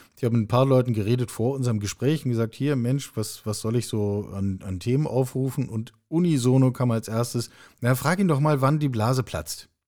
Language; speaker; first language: German; native; German